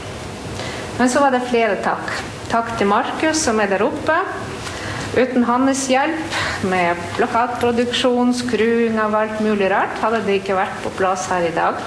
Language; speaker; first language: Norwegian; non-native, fluent; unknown